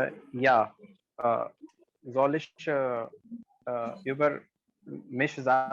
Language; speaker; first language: German; non-native, learner; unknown